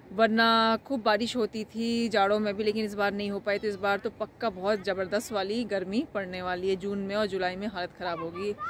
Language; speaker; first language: Hindi; native; Hindi